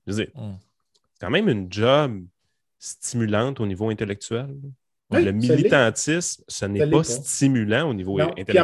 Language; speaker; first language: French; native; French